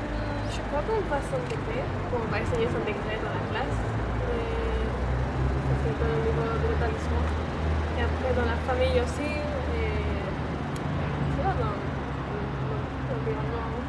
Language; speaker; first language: French; non-native, learner; Spanish